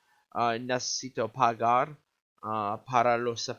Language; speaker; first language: Spanish; non-native, learner; English